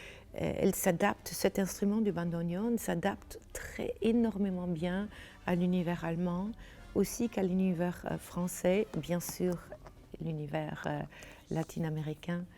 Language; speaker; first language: French; non-native, fluent; German